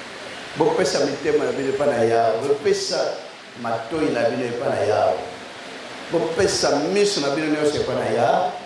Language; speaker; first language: Portuguese; non-native, learner; Lingala